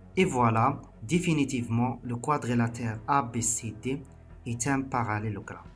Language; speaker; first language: French; non-native, local second language; Arabic